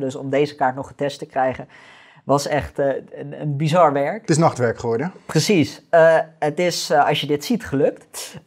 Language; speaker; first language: Dutch; native; Dutch